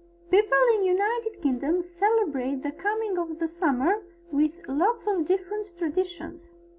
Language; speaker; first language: English; non-native, fluent; Albanian